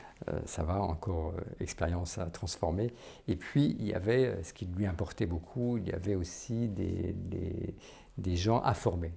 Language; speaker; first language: French; native; French